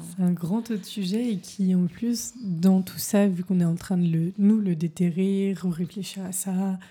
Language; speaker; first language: French; native; French